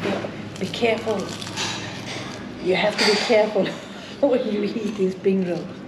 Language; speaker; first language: English; non-native, fluent; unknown